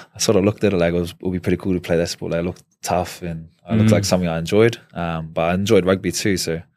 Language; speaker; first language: English; native; English